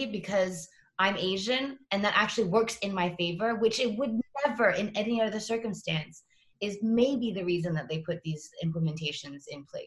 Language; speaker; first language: English; native; English